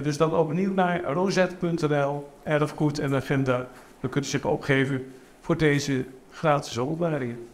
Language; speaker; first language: Dutch; native; Dutch